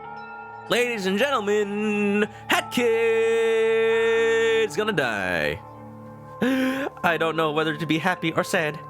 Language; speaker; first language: English; native; English